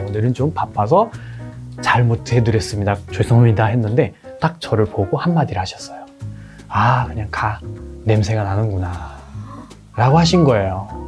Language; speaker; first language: Korean; non-native, fluent; Nepali